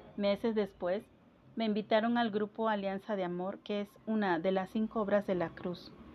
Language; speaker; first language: Spanish; non-native, local second language; Kʼicheʼ